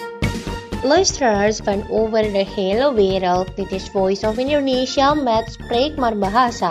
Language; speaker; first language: Dutch; non-native, learner; Indonesian